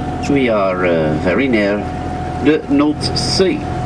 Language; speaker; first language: English; non-native, fluent; Dutch